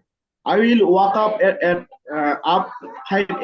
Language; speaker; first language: English; non-native, learner; Bangla